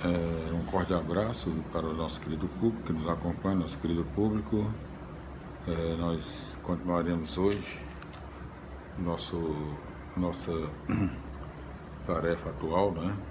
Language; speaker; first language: Portuguese; native; Portuguese